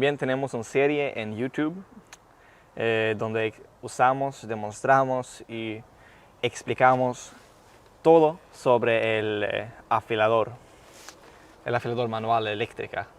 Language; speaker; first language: Spanish; non-native, fluent; Swedish